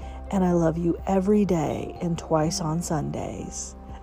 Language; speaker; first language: English; native; English